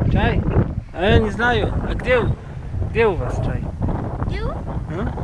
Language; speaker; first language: Russian; non-native, learner; Polish